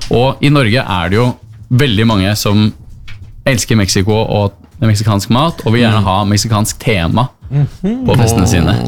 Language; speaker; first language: Norwegian; native; Norwegian